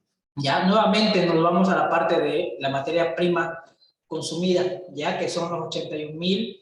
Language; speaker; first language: Spanish; native; Spanish